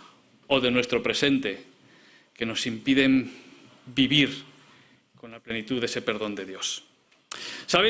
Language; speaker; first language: Spanish; native; Spanish